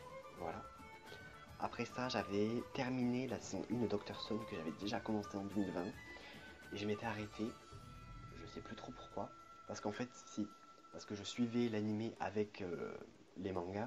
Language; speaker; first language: French; native; French